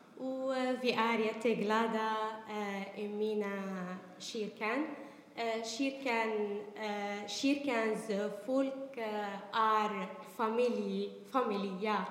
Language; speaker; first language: Swedish; non-native, learner; Arabic